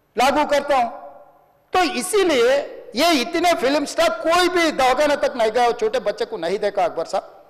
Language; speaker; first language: Hindi; non-native, local second language; Telugu